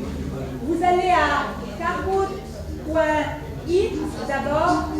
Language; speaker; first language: French; non-native, fluent; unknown